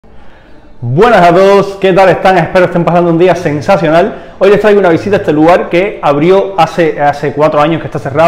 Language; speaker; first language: Spanish; native; Spanish